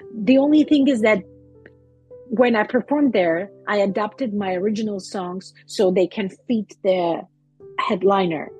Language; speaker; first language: English; non-native, fluent; Russian